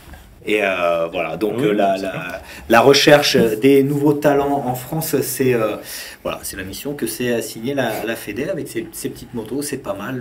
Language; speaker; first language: French; native; French